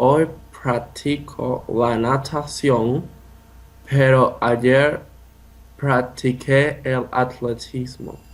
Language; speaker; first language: Spanish; non-native, learner; English